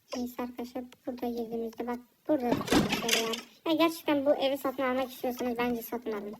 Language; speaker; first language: Turkish; early bilingual, heritage; Turkish